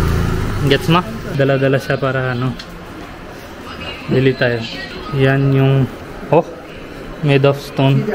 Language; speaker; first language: Filipino; non-native, learner; Hindi